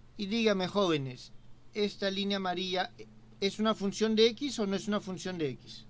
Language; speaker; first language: Spanish; native; Spanish